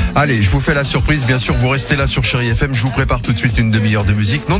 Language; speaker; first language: French; native; French